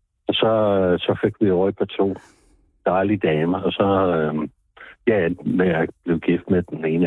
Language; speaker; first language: Danish; non-native, fluent; English